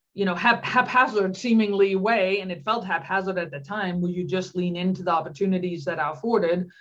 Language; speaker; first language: English; non-native, fluent; Danish